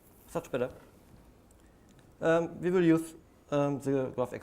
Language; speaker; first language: English; non-native, fluent; German